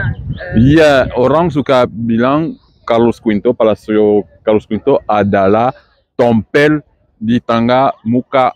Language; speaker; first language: Indonesian; non-native, fluent; Spanish